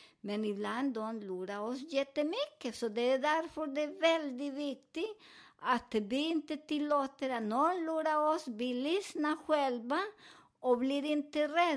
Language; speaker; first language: Swedish; non-native, fluent; Spanish